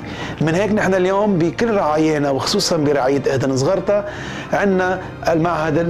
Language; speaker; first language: Arabic; native; Arabic